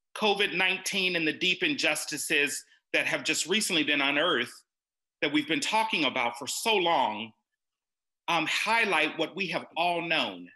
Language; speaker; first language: English; native; English